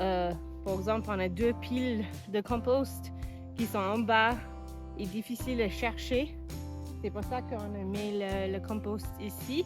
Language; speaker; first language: French; non-native, fluent; English